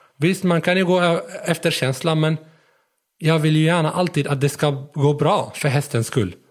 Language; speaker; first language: Swedish; non-native, fluent; Arabic